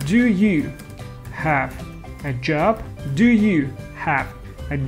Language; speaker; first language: English; non-native, fluent; Russian